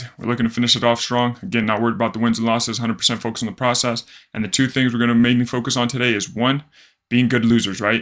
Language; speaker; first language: English; native; English